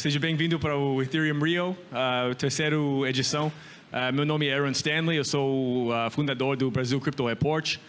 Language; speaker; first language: Portuguese; non-native, learner; English